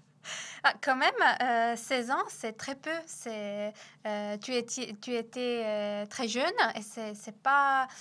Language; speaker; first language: French; non-native, fluent; Italian